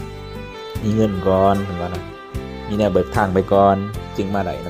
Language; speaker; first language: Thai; non-native, local second language; Lao